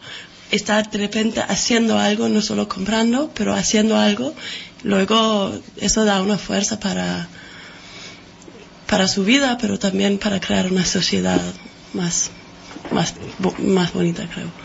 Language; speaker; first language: Spanish; non-native, fluent; Danish